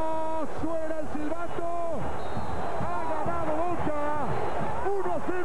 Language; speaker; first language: Spanish; native; Spanish